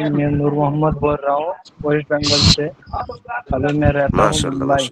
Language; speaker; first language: Hindi; non-native, local second language; Bangla